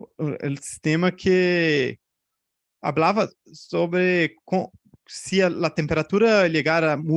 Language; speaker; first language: Spanish; non-native, fluent; Portuguese